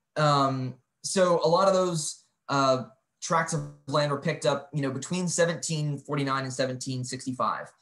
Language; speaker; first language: English; native; English